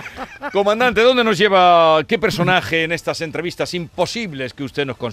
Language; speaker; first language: Spanish; native; Spanish